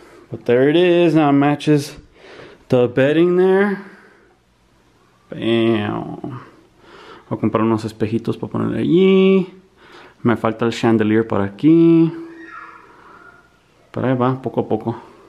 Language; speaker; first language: Spanish; early bilingual, heritage; Spanish